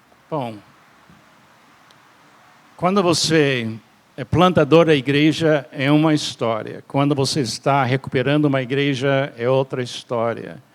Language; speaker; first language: Portuguese; non-native, fluent; English